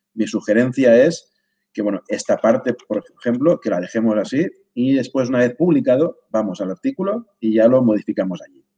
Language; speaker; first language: Spanish; non-native, local second language; Catalan